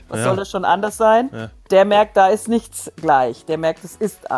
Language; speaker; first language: German; native; German